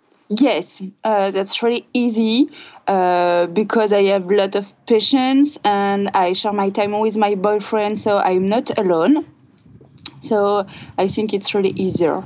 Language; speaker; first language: English; non-native, learner; French